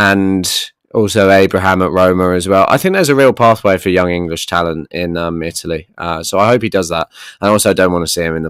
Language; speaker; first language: English; native; English